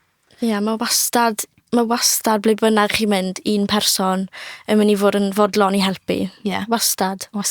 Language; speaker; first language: Welsh; native; Welsh